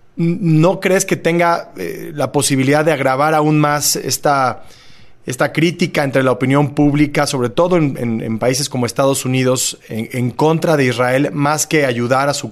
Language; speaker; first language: Spanish; native; Spanish